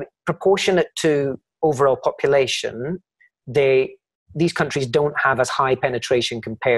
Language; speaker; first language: English; native; English